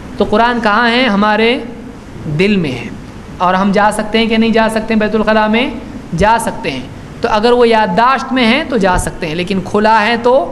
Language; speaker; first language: Urdu; native; Urdu